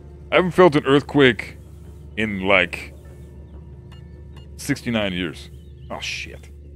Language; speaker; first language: English; early bilingual, other home language; German